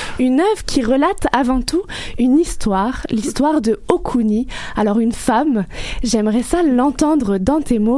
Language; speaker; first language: French; native; French